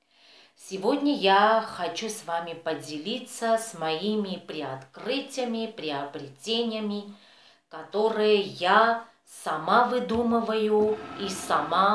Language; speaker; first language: Russian; non-native, fluent; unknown